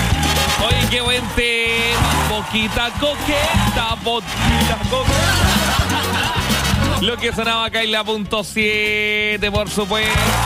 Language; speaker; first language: Spanish; native; Spanish